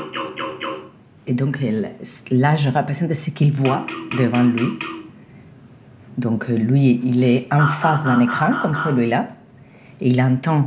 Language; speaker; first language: French; non-native, fluent; Spanish